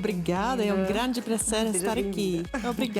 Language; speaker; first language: Portuguese; non-native, fluent; Swedish